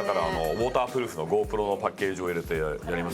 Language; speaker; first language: Japanese; native; Japanese